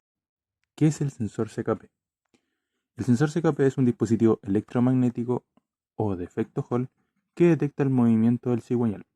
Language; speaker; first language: Spanish; native; Spanish